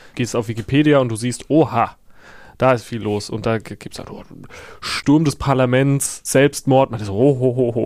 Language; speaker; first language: German; native; German